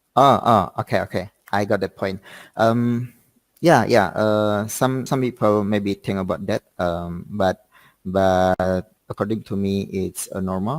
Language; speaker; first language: English; non-native, learner; Indonesian